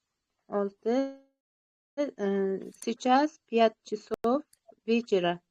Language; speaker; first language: Russian; non-native, learner; Uzbek